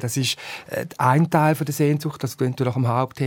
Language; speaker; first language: German; native; German